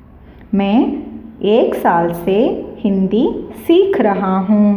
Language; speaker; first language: Hindi; non-native, learner; Tamil